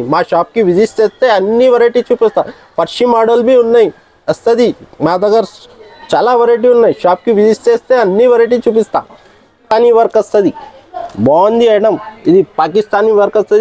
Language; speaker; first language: Telugu; non-native, local second language; Urdu